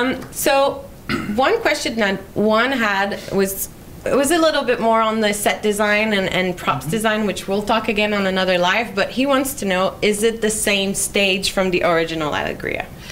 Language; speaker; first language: English; non-native, fluent; French